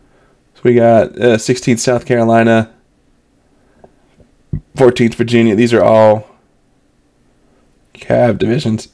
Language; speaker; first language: English; native; English